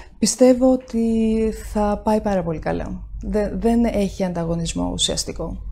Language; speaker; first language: Greek; early bilingual, heritage; Greek